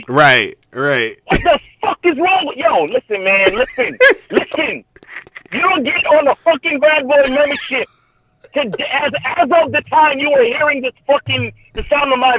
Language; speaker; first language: English; native; English